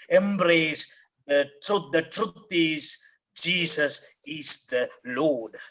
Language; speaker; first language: English; non-native, local second language; Sinhala